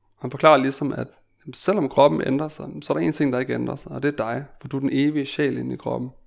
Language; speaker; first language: Danish; native; Danish